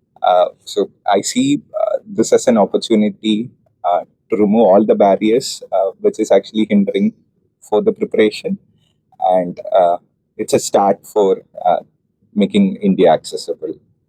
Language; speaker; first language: English; non-native, local second language; Malayalam